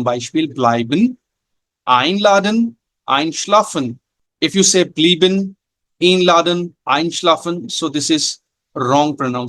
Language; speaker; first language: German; non-native, fluent; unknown